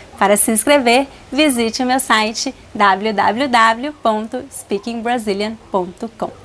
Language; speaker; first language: Portuguese; native; Portuguese